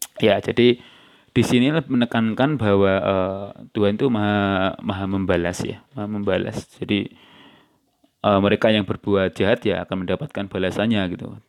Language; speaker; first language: Indonesian; non-native, local second language; Javanese